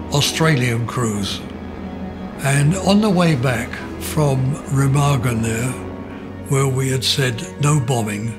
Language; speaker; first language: English; native; English